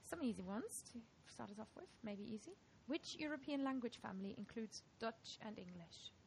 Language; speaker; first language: English; non-native, fluent; German